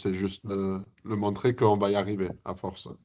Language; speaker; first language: French; early bilingual, heritage; English